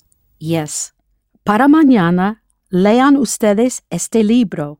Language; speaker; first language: Spanish; non-native, fluent; English